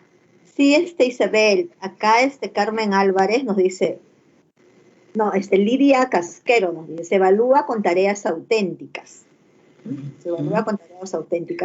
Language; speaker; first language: Spanish; native; Spanish